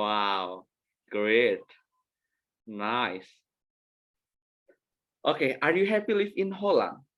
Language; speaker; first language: English; non-native, learner; Indonesian